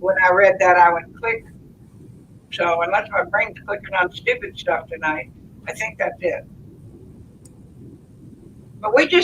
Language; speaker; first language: English; native; English